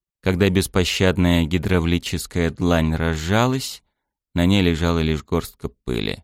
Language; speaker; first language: Russian; native; Russian